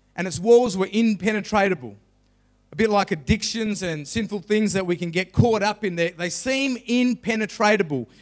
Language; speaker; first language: English; native; English